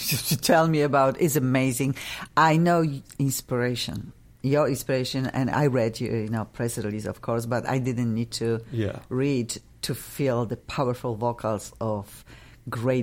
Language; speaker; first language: English; non-native, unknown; Russian